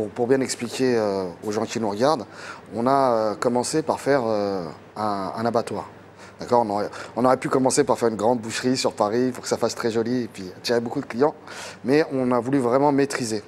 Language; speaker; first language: French; native; French